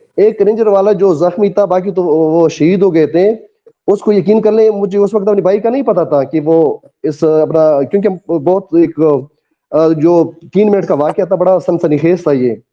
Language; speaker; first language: Urdu; non-native, local second language; Pashto